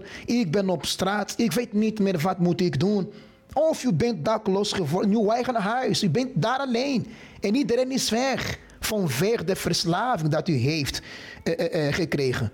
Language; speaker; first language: Dutch; non-native, fluent; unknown